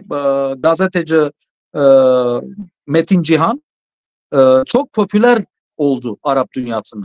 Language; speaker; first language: Turkish; non-native, fluent; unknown